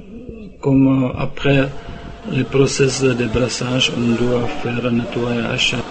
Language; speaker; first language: French; non-native, learner; Czech